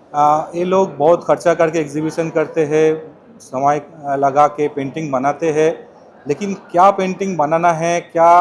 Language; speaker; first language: Hindi; native; Hindi